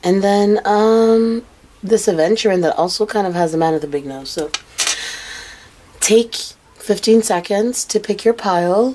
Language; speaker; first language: English; native; English